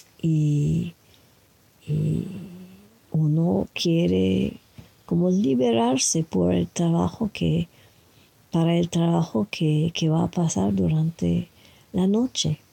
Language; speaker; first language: Spanish; non-native, fluent; French